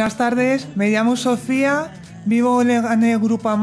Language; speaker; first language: Spanish; native; Spanish